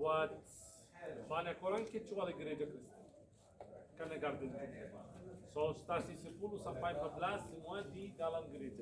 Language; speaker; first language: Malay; non-native, fluent; Arabic